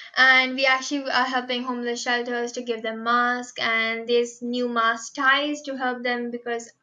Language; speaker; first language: English; non-native, local second language; Hindi